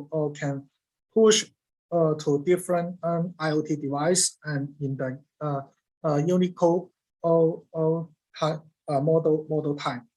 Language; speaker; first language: English; non-native, learner; Cantonese